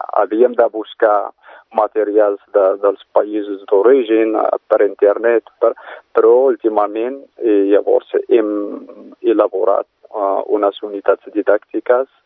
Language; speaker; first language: Catalan; non-native, fluent; Berber languages